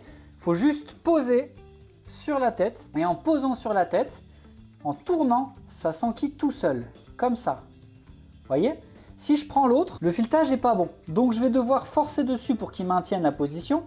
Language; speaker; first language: French; native; French